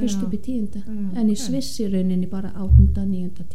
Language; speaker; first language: Icelandic; non-native, fluent; German